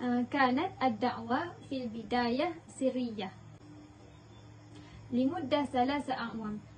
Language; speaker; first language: Arabic; non-native, learner; Malay